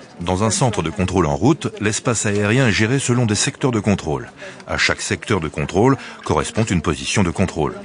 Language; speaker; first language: French; native; French